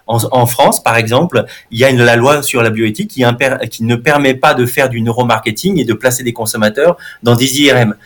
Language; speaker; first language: French; native; French